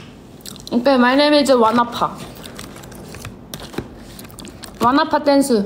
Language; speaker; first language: English; non-native, learner; Korean